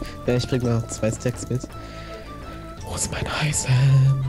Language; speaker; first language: German; native; German